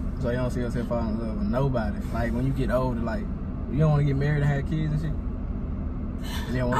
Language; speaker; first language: English; native; English